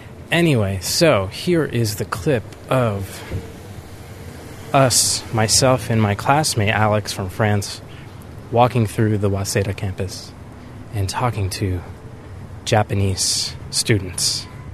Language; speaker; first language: English; native; English